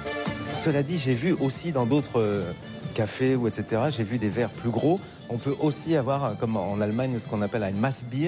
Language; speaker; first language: French; native; French